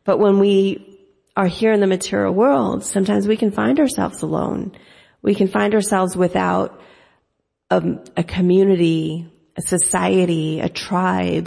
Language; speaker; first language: English; native; English